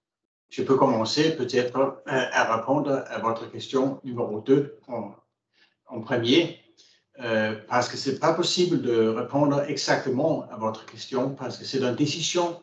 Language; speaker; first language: French; non-native, fluent; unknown